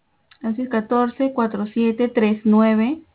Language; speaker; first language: Spanish; native; Spanish